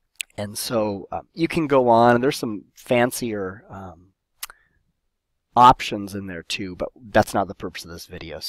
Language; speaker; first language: English; native; English